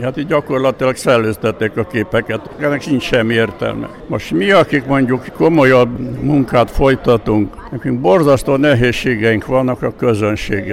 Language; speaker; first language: Hungarian; native; Hungarian